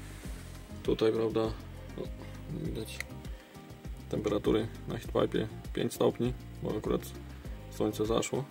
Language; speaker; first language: Polish; native; Polish